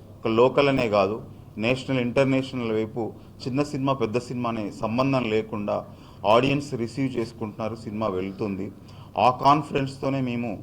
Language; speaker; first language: Telugu; native; Telugu